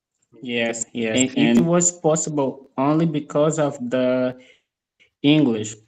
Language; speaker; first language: English; non-native, fluent; Portuguese